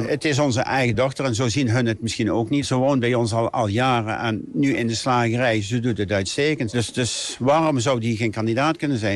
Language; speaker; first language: Dutch; native; Dutch